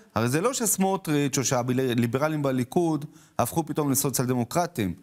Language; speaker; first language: Hebrew; native; Hebrew